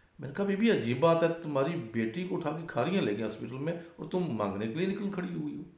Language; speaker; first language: Urdu; non-native, local second language; Punjabi